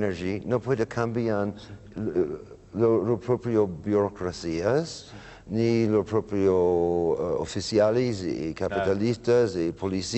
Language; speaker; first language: Spanish; non-native, learner; English